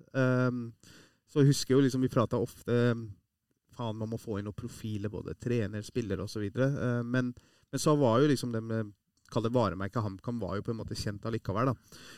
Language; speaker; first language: Norwegian; early bilingual, other home language; Persian